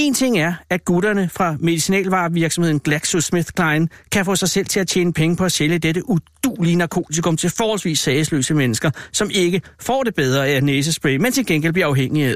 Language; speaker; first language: Danish; native; Danish